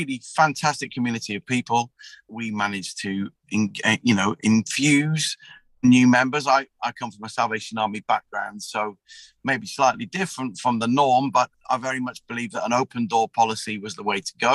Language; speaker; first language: English; native; English